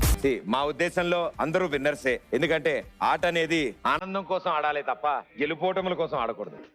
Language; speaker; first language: Telugu; native; Telugu